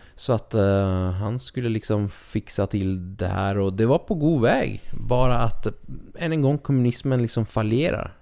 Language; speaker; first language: Swedish; early bilingual, other home language; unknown